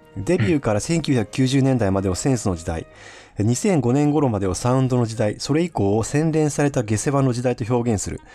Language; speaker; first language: Japanese; native; Japanese